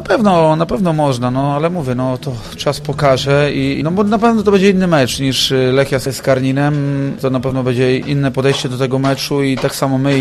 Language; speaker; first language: Polish; native; Polish